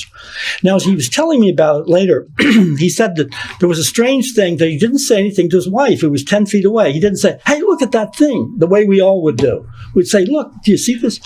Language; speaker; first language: English; native; English